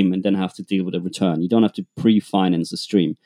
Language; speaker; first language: English; non-native, fluent; German